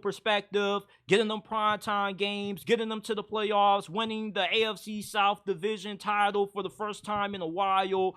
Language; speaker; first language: English; native; English